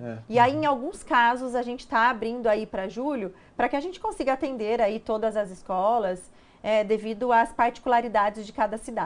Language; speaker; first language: Portuguese; native; Portuguese